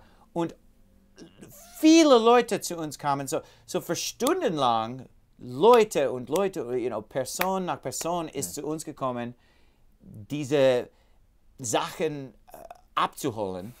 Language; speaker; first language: German; non-native, learner; English